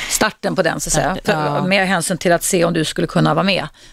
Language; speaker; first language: Swedish; native; Swedish